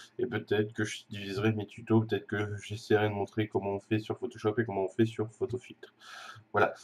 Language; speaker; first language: French; native; French